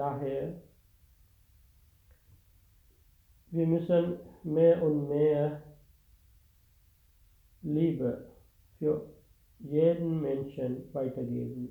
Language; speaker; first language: German; non-native, fluent; Sinhala